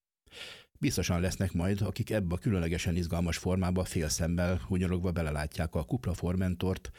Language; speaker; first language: Hungarian; native; Hungarian